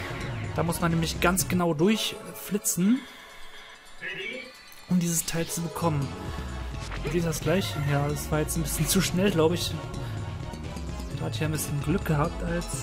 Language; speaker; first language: German; native; German